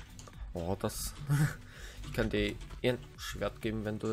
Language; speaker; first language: German; native; German